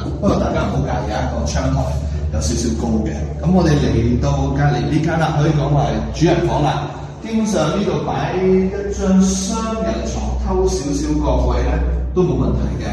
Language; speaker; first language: Cantonese; native; Cantonese